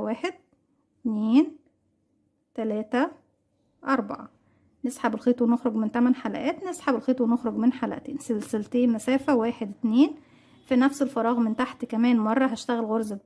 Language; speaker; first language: Arabic; native; Arabic